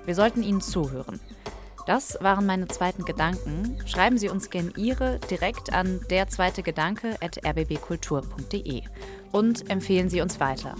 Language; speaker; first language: German; native; German